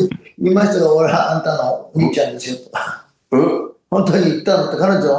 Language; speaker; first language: Japanese; non-native, fluent; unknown